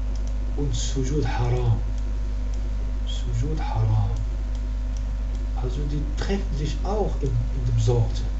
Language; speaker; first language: German; non-native, learner; Arabic